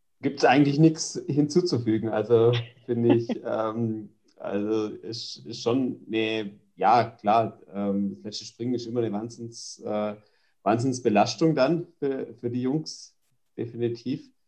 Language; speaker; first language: German; native; German